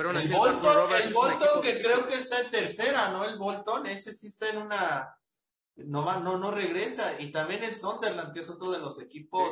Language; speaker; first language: Spanish; native; Spanish